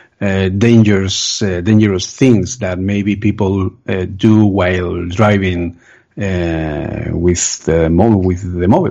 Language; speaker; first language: English; non-native, fluent; Spanish